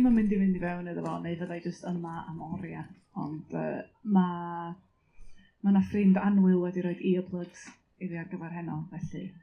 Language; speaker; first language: Welsh; native; Welsh